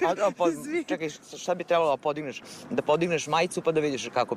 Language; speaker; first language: Serbian; native; Serbian